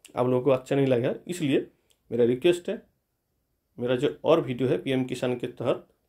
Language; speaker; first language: Hindi; non-native, local second language; Bangla